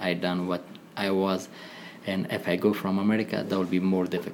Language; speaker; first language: English; non-native, learner; Persian